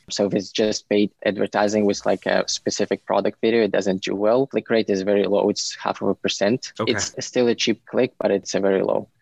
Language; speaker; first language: English; non-native, fluent; Ukrainian